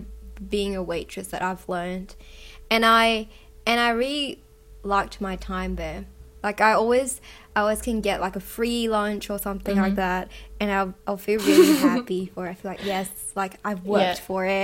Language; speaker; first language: English; non-native, local second language; Cantonese